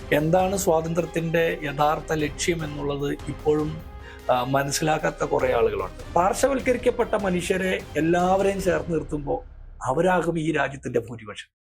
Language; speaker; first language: Malayalam; native; Malayalam